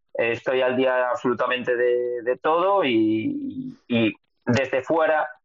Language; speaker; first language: Spanish; native; Spanish